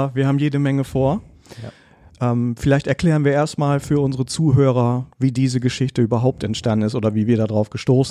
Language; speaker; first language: German; native; German